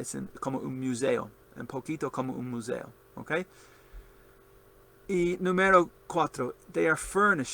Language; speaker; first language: Spanish; non-native, learner; English